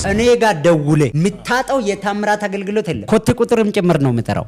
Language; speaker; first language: Amharic; non-native, local second language; Wolaytta